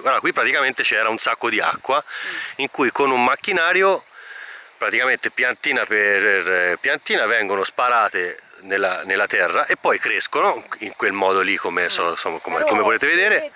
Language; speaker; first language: Italian; native; Italian